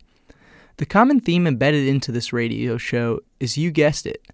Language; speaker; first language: English; native; English